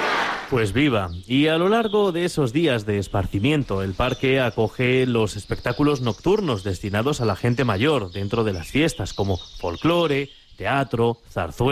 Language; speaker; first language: Spanish; native; Spanish